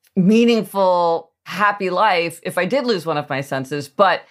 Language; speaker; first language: English; native; English